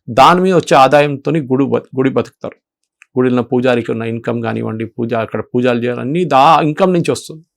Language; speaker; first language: Telugu; non-native, fluent; Malayalam